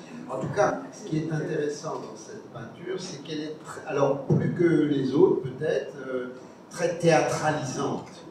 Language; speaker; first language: French; native; French